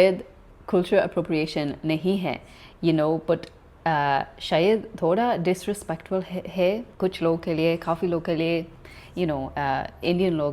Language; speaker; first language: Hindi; non-native, learner; English